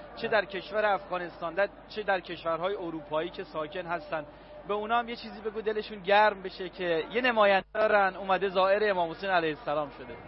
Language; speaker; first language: Persian; native; Persian